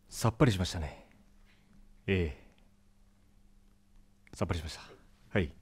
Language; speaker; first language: Japanese; native; Japanese